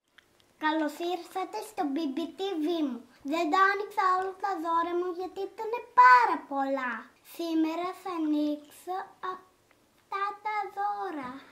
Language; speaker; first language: Greek; early bilingual, heritage; Greek